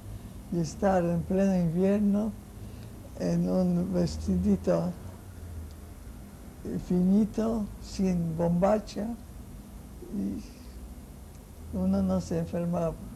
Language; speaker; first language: Spanish; non-native, fluent; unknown